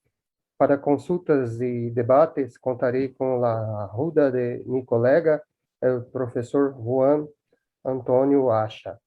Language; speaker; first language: Spanish; non-native, learner; Portuguese